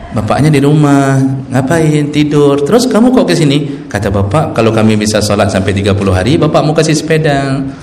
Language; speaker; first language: Malay; non-native, local second language; Achinese